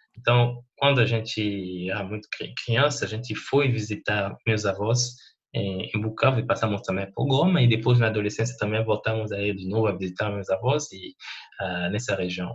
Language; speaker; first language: Portuguese; non-native, fluent; French